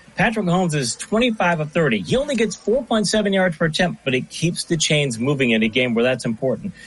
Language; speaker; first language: English; native; English